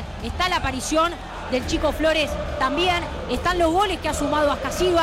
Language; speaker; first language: Spanish; native; Spanish